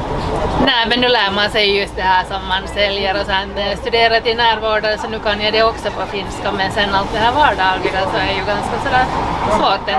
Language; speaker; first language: Swedish; native; Swedish